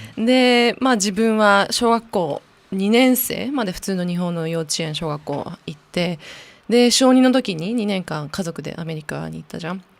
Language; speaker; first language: Japanese; non-native, local second language; English